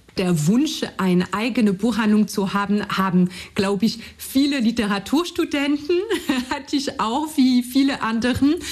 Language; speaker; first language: German; non-native, fluent; French